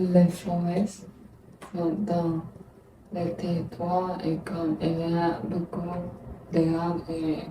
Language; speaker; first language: French; non-native, learner; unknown